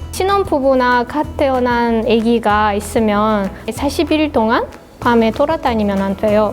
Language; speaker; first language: Korean; non-native, fluent; Uzbek